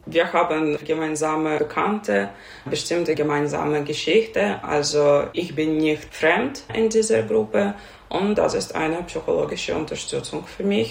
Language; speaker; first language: German; non-native, learner; Ukrainian